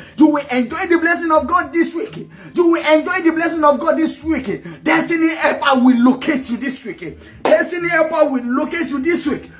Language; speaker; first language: English; non-native, local second language; Yoruba